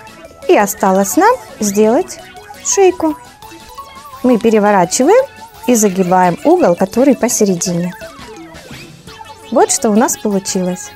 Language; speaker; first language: Russian; native; Russian